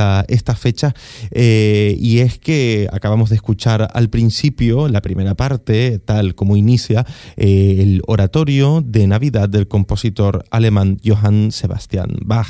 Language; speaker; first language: Spanish; native; Spanish